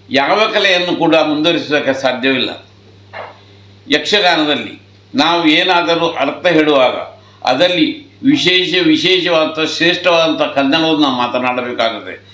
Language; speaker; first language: Kannada; native; Kannada